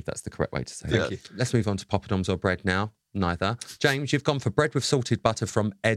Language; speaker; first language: English; native; English